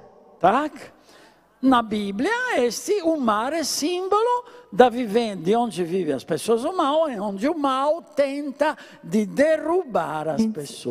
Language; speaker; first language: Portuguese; non-native, fluent; Italian